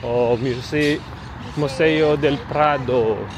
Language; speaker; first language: Spanish; non-native, learner; Filipino